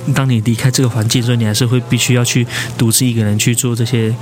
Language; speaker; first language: Chinese; native; Chinese